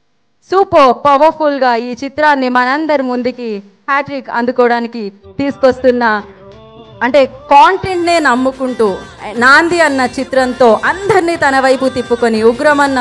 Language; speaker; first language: Telugu; native; Telugu